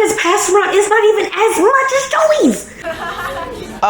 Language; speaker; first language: English; native; English